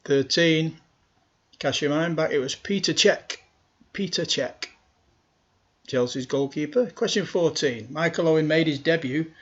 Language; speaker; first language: English; native; English